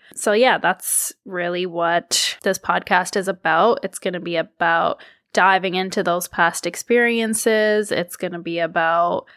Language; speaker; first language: English; native; English